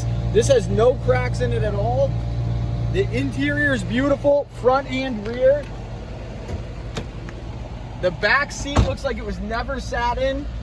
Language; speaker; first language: English; native; English